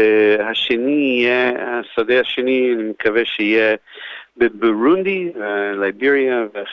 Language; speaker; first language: Hebrew; non-native, fluent; English